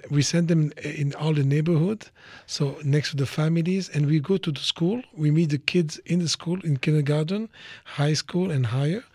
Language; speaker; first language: English; non-native, fluent; French